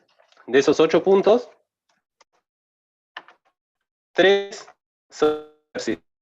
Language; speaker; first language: Spanish; native; Spanish